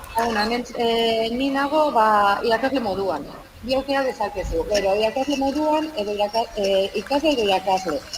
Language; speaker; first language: Basque; non-native, local second language; Spanish